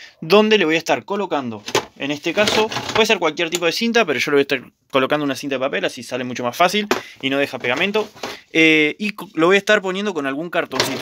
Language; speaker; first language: Spanish; native; Spanish